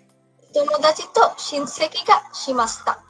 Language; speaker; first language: Japanese; non-native, learner; Bangla